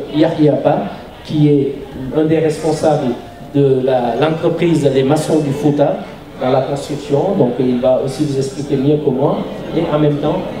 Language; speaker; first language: French; non-native, local second language; Wolof